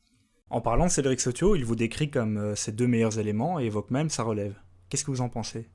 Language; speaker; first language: French; native; French